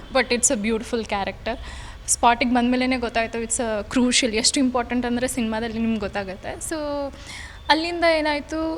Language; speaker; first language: Kannada; native; Kannada